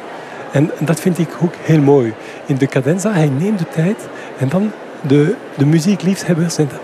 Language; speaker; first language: Dutch; non-native, fluent; French